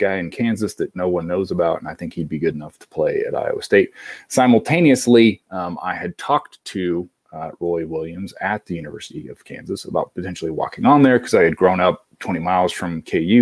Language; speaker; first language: English; native; English